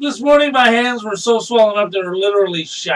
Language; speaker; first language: English; native; English